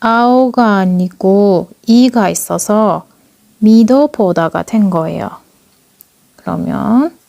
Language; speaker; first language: Korean; non-native, fluent; Turkish